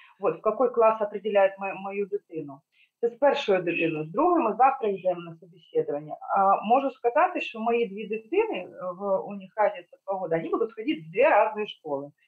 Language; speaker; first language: Ukrainian; non-native, local second language; Russian